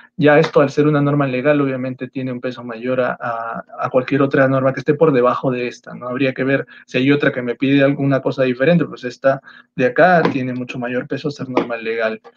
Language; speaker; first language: Spanish; native; Spanish